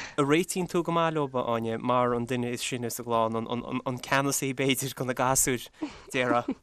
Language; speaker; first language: Irish; native; Irish